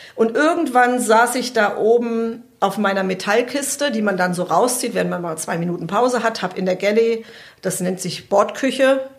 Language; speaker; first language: German; native; German